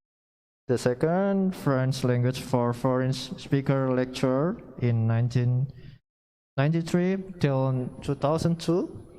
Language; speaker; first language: English; non-native, learner; Indonesian